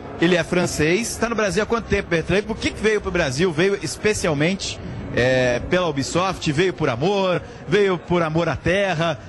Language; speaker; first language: Portuguese; native; Portuguese